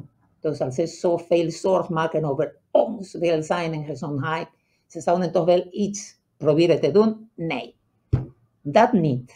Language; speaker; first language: Dutch; non-native, fluent; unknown